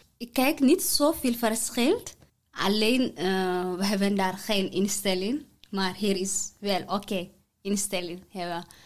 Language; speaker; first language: Dutch; non-native, learner; Tigrinya